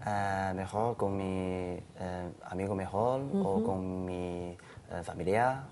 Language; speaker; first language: Spanish; non-native, learner; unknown